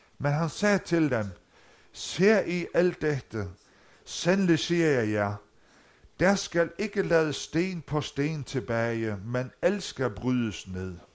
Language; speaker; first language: Danish; non-native, local second language; Faroese